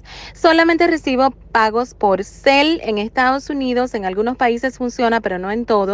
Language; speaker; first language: Spanish; native; Spanish